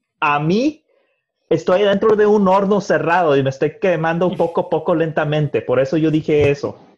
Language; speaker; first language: Spanish; early bilingual, heritage; Spanish